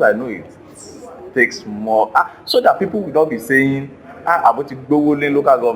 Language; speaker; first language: English; non-native, local second language; Yoruba